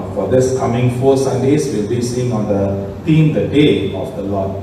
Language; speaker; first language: English; non-native, local second language; Tamil